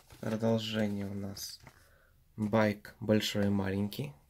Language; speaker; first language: Russian; native; Russian